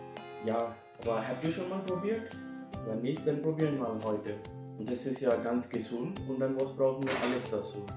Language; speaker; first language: German; non-native, fluent; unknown